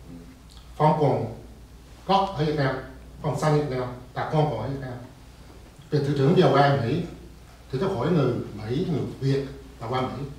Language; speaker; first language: Vietnamese; early bilingual, heritage; Vietnamese